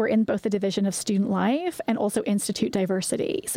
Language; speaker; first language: English; native; English